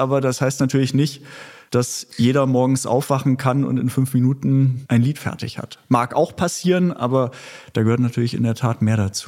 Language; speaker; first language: German; native; German